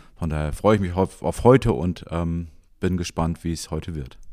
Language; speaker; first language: German; native; German